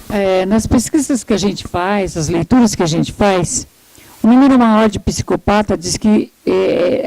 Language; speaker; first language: Portuguese; native; Portuguese